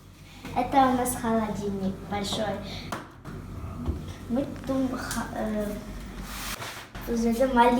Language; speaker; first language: Russian; non-native, local second language; Kazakh